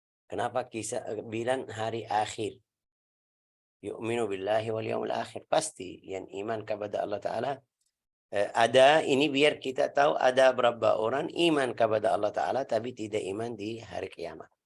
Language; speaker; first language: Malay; non-native, learner; Arabic